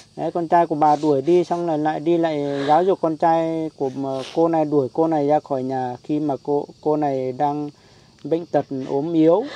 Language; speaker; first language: Vietnamese; non-native, local second language; Iu Mien